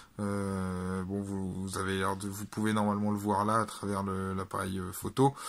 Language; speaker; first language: French; native; French